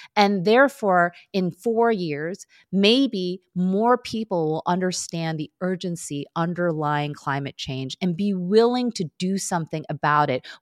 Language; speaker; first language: English; early bilingual, other home language; Korean